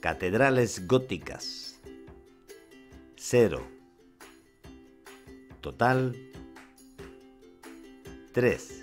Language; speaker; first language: Spanish; non-native, fluent; Russian